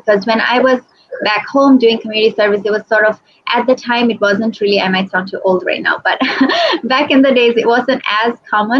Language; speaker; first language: English; non-native, local second language; Bangla